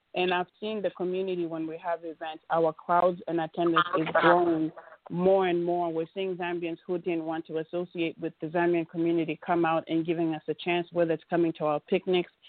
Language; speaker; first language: English; native; English